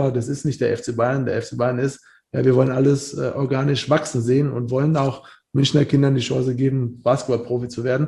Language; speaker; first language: German; native; German